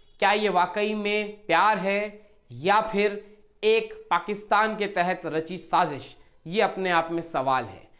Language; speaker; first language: Hindi; native; Hindi